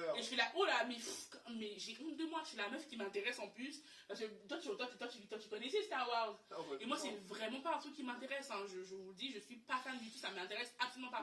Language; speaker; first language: French; native; French